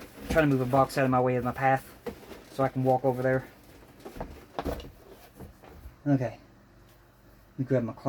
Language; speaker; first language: English; native; English